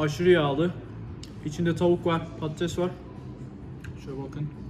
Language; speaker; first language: Turkish; native; Turkish